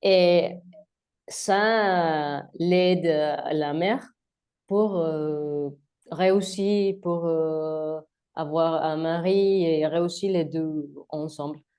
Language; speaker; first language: French; non-native, learner; Spanish